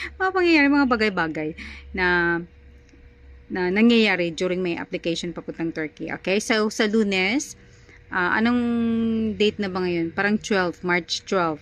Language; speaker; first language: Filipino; non-native, local second language; Hiligaynon